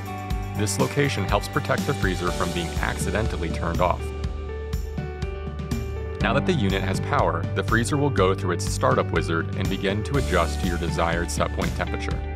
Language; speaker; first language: English; native; English